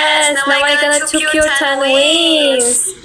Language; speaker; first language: English; non-native, learner; Turkish